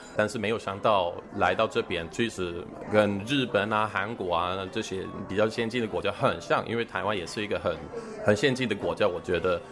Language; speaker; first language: Chinese; non-native, fluent; Swedish